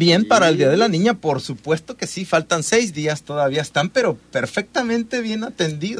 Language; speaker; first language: Spanish; native; Spanish